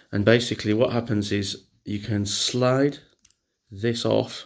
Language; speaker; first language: English; native; English